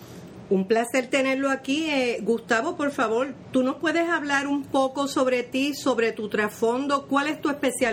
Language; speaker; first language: Spanish; native; Spanish